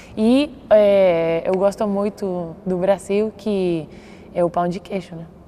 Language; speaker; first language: Portuguese; non-native, fluent; Spanish